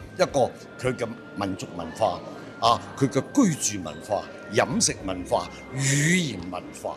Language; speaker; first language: Cantonese; non-native, local second language; Hakka Chinese